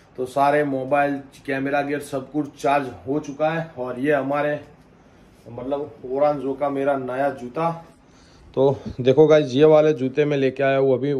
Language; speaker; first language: Hindi; non-native, local second language; Gujarati